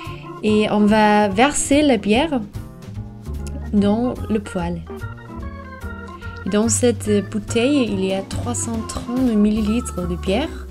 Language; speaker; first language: French; non-native, fluent; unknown